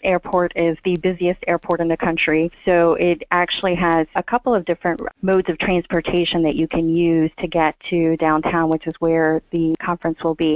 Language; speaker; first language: English; native; English